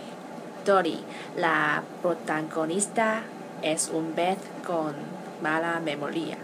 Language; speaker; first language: Spanish; non-native, learner; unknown